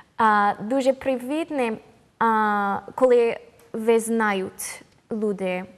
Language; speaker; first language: Ukrainian; non-native, learner; English